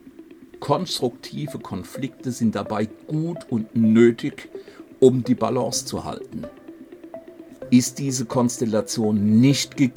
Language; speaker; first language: German; native; German